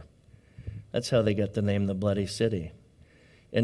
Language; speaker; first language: English; native; English